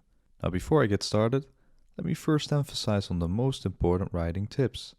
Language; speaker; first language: English; non-native, fluent; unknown